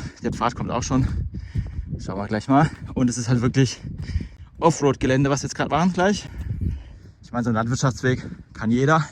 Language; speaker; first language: German; native; German